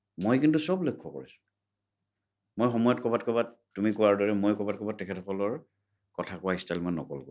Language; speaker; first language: Assamese; native; Assamese